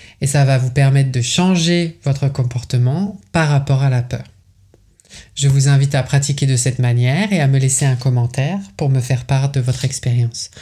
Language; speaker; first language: French; native; French